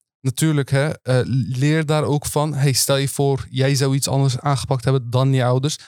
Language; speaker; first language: Dutch; early bilingual, other home language; Turkish